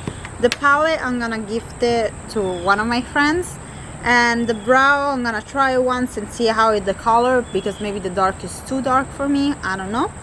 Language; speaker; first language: English; non-native, fluent; Italian